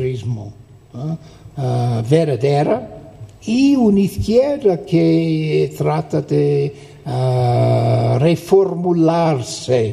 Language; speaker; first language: Spanish; non-native, fluent; English